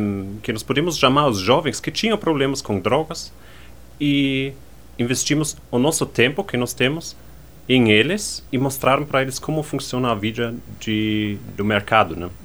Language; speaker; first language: Portuguese; non-native, fluent; German